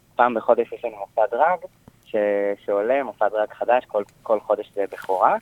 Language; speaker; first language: Hebrew; native; Hebrew